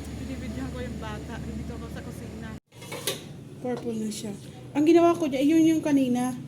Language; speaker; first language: Filipino; non-native, local second language; Bikol